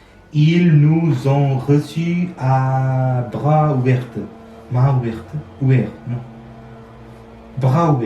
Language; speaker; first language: French; non-native, learner; Sinhala